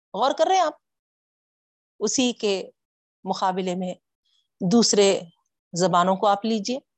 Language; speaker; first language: Urdu; native; Urdu